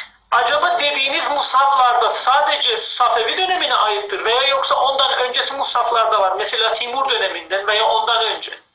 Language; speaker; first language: Turkish; non-native, fluent; Persian